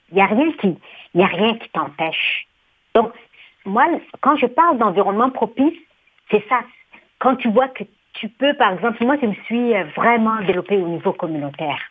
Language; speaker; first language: French; non-native, local second language; Somali